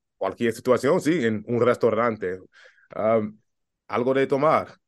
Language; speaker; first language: Spanish; non-native, learner; English